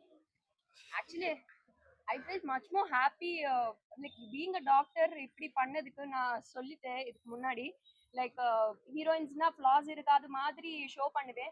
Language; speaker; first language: Tamil; non-native, fluent; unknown